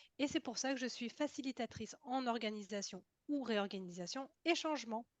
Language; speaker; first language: French; native; French